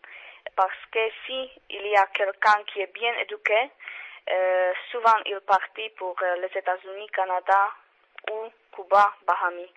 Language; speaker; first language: French; non-native, learner; Czech